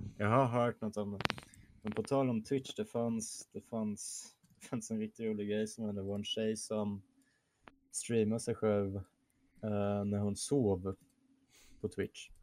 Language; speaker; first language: Swedish; early bilingual, other home language; German